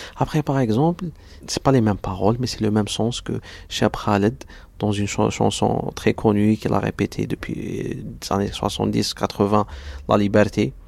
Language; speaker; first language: French; non-native, local second language; Arabic